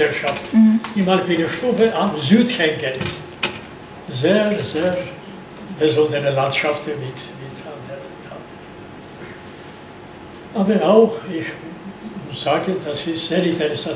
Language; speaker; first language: German; non-native, learner; Georgian